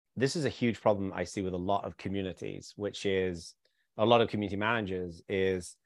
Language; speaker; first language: English; native; English